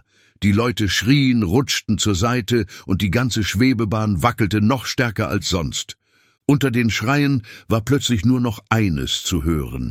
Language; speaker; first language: German; native; German